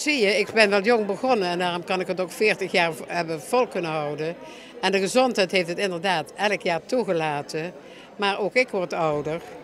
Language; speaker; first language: Dutch; native; Dutch